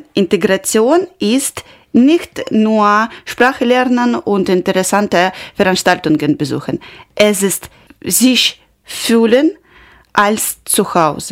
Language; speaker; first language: German; non-native, learner; Ukrainian